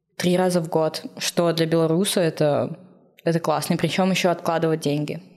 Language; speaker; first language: Russian; native; Russian